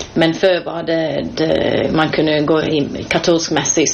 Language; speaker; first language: Norwegian; non-native, fluent; English